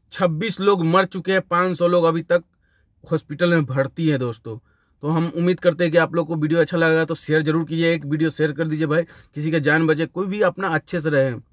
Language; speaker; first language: Hindi; native; Hindi